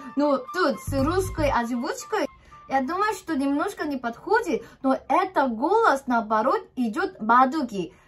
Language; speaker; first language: Russian; non-native, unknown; Korean